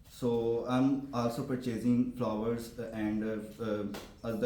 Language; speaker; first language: English; non-native, learner; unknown